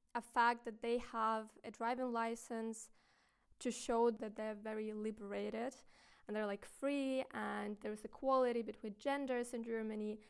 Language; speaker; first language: English; non-native, fluent; Ukrainian